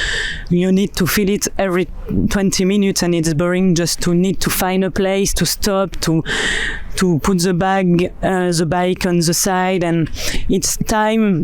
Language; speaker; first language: English; non-native, fluent; French